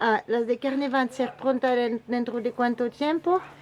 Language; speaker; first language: Spanish; non-native, learner; French